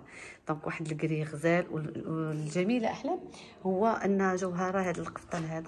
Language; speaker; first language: Arabic; native; Arabic